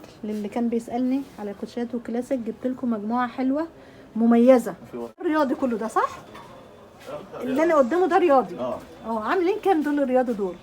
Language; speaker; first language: Arabic; native; Arabic